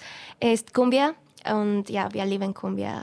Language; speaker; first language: German; non-native, fluent; Spanish